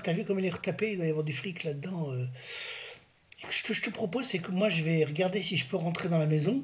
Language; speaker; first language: French; native; French